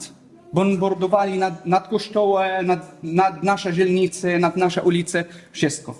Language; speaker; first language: Polish; non-native, learner; Arabic